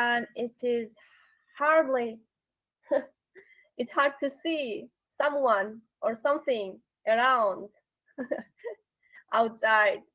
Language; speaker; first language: English; non-native, learner; Yakut